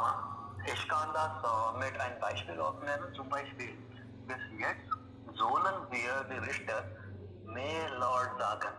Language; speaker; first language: German; non-native, learner; Hindi